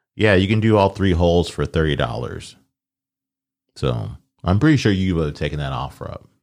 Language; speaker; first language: English; early bilingual, other home language; Yoruba